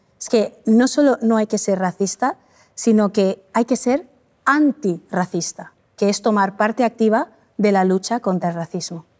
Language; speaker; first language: Spanish; early bilingual, other home language; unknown